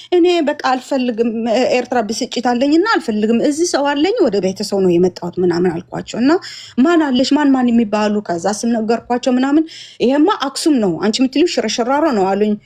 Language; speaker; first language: Amharic; non-native, fluent; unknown